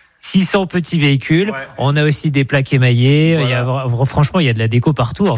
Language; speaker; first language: French; native; French